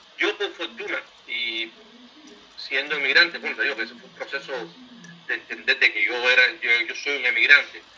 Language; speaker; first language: Spanish; native; Spanish